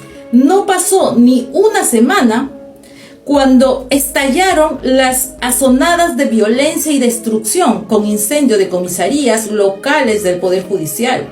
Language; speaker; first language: Spanish; native; Spanish